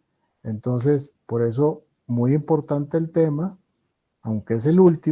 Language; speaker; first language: Spanish; native; Spanish